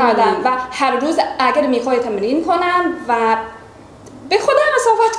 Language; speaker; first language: Persian; non-native, fluent; Chinese